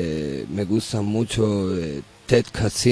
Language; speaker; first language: Spanish; non-native, learner; English